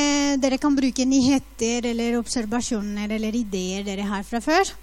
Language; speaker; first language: Norwegian; non-native, fluent; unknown